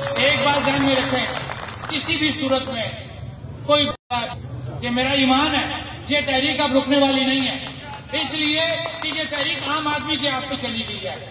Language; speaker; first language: Urdu; non-native, local second language; Pahari-Potwari